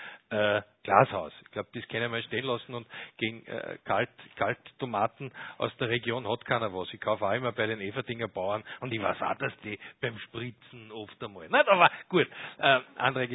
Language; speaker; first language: German; native; German